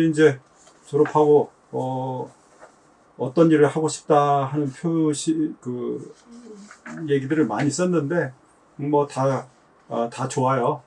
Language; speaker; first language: Korean; native; Korean